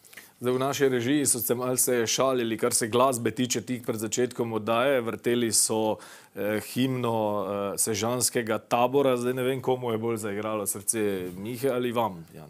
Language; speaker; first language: Slovenian; native; Slovenian